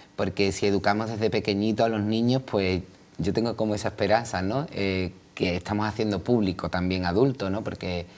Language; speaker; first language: Spanish; native; Spanish